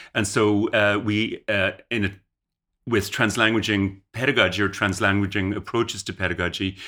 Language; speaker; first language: English; native; English